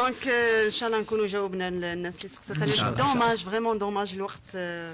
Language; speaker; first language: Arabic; native; Arabic